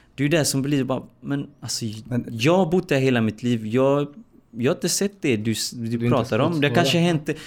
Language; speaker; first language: Swedish; native; Swedish